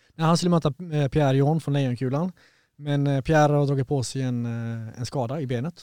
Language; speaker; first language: Swedish; native; Swedish